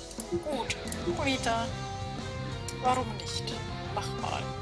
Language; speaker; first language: German; native; German